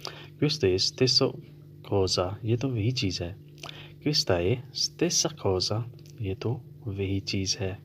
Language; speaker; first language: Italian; non-native, fluent; Urdu